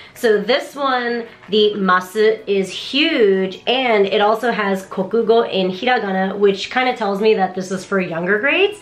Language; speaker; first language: English; native; English